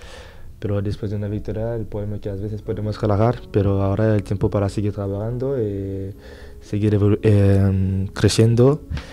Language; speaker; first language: Spanish; non-native, fluent; French